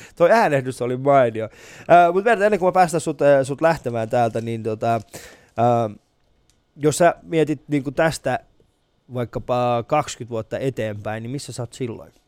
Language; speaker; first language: Finnish; early bilingual, other home language; Persian